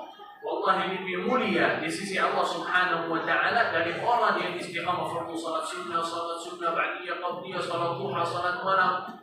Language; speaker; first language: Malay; non-native, fluent; Arabic